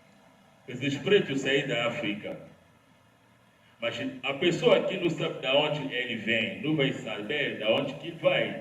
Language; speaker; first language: Portuguese; non-native, learner; Lingala